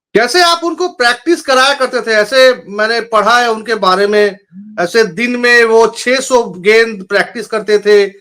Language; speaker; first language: Hindi; non-native, local second language; Bangla